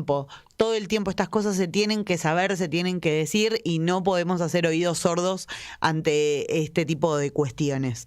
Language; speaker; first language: Spanish; native; Spanish